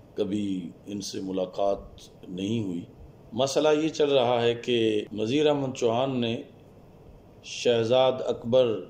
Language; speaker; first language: Urdu; non-native, local second language; Punjabi